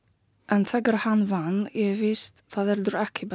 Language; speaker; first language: Icelandic; non-native, learner; Polish